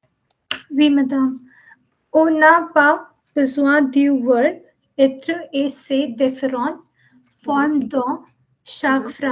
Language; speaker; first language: French; non-native, learner; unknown